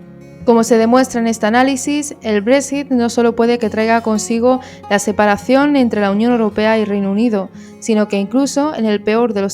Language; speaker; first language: Spanish; native; Spanish